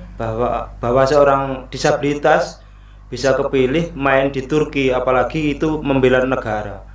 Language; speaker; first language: Indonesian; non-native, local second language; Madurese